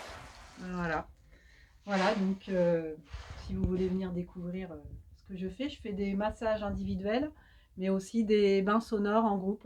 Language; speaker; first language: French; native; French